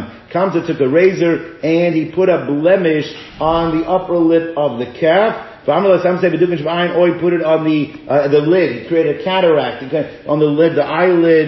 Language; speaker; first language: English; native; English